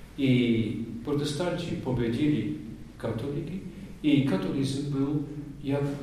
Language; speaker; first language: Polish; non-native, learner; Dutch